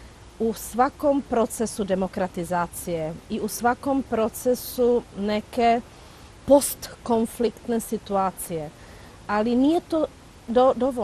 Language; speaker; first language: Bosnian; non-native, fluent; Czech